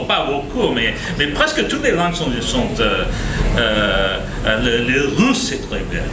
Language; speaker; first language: French; non-native, learner; English